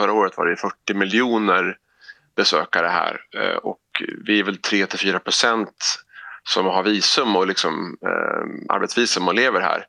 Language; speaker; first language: Swedish; native; Swedish